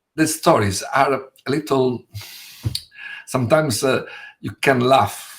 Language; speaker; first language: English; non-native, fluent; Italian